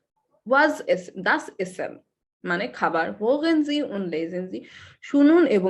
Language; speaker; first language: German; non-native, learner; Bangla